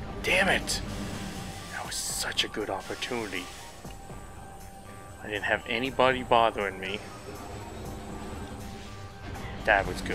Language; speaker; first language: English; native; English